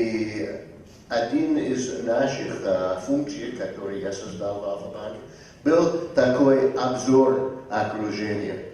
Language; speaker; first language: Russian; non-native, fluent; English